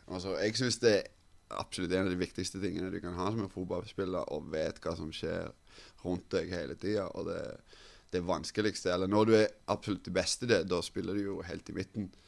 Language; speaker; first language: Norwegian; non-native, fluent; Finnish